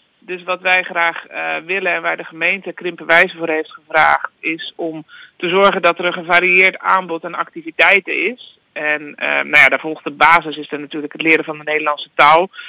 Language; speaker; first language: Dutch; native; Dutch